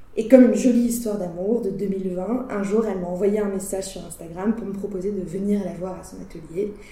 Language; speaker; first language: French; native; French